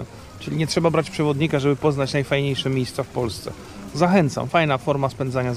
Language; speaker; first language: Polish; native; Polish